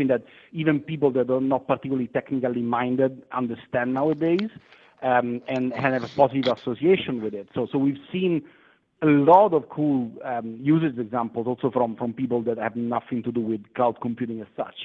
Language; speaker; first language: English; non-native, fluent; Italian